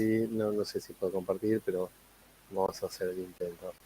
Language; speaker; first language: Spanish; native; Spanish